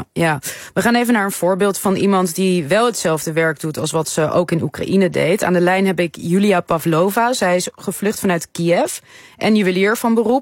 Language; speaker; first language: Dutch; native; Dutch